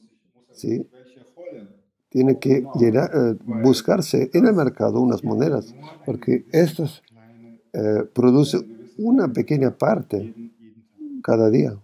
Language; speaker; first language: Spanish; non-native, fluent; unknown